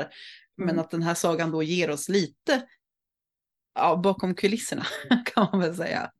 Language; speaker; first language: Swedish; native; Swedish